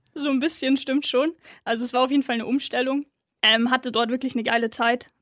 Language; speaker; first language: German; native; German